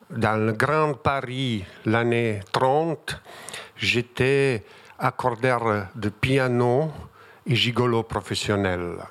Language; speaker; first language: French; non-native, fluent; Bosnian